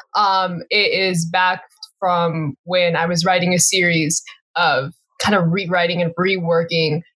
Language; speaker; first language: English; native; English